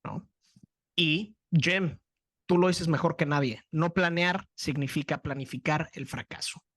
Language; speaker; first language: Spanish; native; Spanish